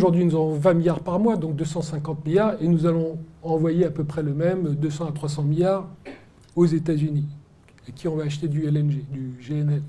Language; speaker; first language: French; native; French